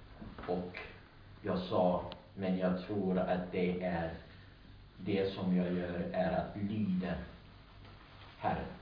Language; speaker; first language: Swedish; non-native, learner; English